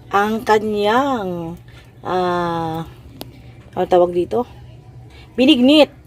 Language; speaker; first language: Filipino; native; Filipino